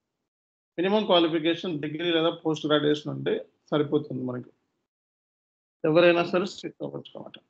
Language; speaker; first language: Telugu; native; Telugu